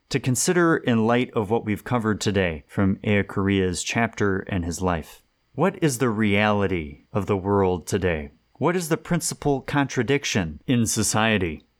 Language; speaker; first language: English; native; English